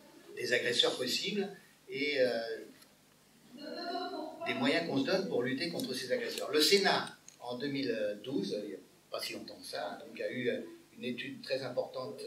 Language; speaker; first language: French; native; French